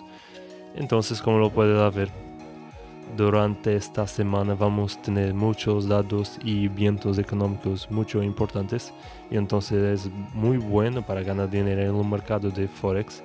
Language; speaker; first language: Spanish; non-native, learner; Portuguese